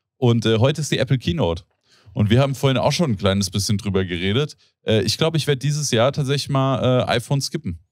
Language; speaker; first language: German; native; German